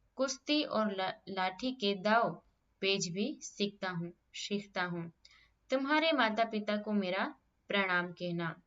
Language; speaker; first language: Hindi; non-native, local second language; Gujarati